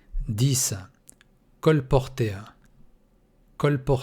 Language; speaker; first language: French; non-native, fluent; Russian